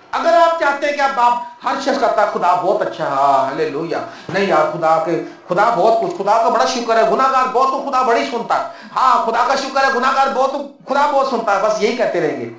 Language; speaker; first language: Urdu; non-native, local second language; Punjabi